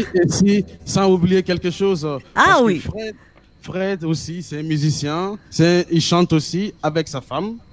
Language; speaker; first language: French; non-native, local second language; Mossi